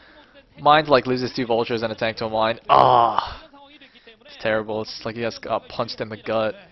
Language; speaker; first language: English; native; English